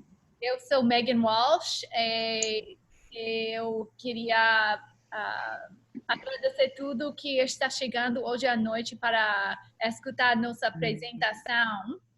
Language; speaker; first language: Portuguese; non-native, learner; English